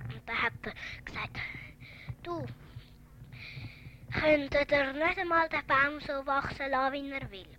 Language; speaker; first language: German; early bilingual, other home language; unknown